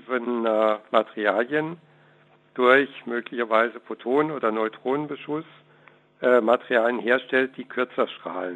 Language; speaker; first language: German; native; German